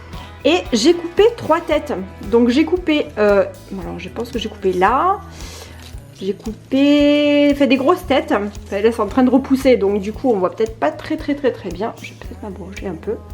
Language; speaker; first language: French; native; French